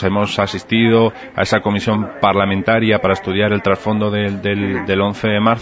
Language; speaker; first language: Spanish; native; Spanish